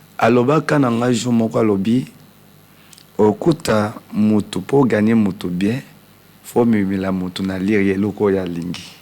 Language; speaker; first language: Lingala; non-native, local second language; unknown